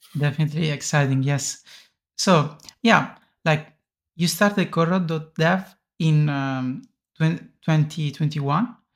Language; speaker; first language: English; non-native, fluent; Italian